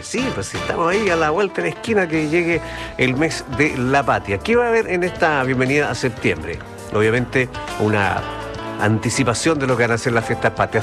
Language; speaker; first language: Spanish; native; Spanish